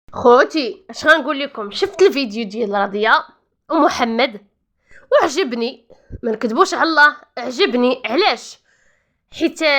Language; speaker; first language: Arabic; native; Arabic